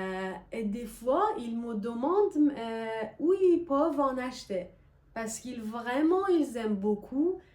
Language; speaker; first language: French; non-native, fluent; Persian